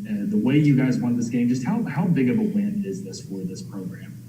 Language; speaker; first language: English; native; English